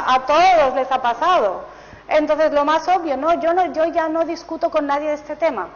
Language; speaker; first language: Spanish; native; Spanish